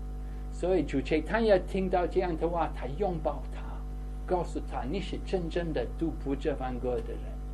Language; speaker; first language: Chinese; non-native, fluent; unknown